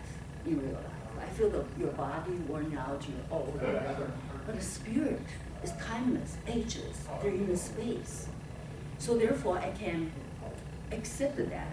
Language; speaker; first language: English; non-native, fluent; Chinese